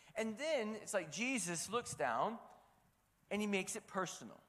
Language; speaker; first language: English; native; English